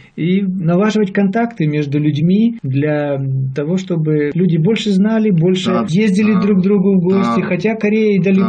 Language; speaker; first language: Russian; native; Russian